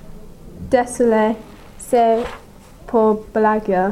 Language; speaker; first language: French; non-native, learner; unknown